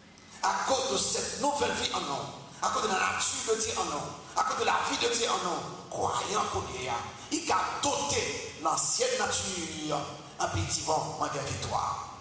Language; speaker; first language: French; non-native, local second language; Haitian Creole